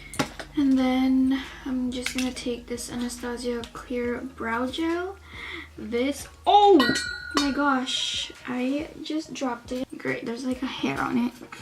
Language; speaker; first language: English; native; English